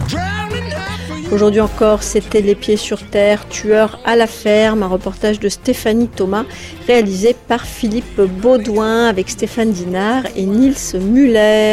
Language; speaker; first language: French; native; French